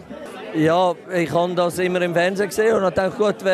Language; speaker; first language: German; non-native, learner; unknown